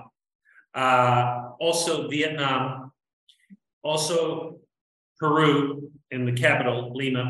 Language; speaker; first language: English; native; English